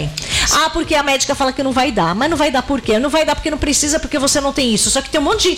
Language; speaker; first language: Portuguese; native; Portuguese